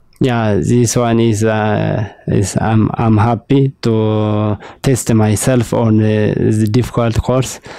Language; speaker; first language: English; non-native, learner; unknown